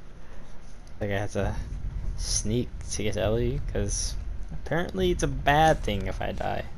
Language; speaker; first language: English; native; English